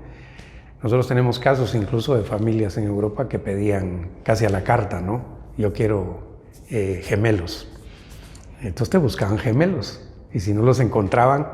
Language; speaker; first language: Spanish; native; Spanish